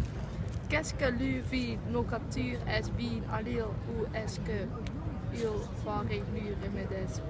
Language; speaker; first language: French; non-native, learner; Dutch